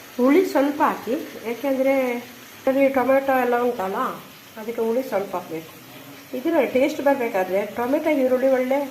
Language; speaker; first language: Kannada; non-native, local second language; Tulu